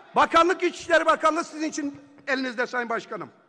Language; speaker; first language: Turkish; native; Turkish